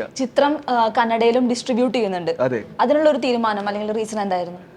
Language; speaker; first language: Malayalam; native; Malayalam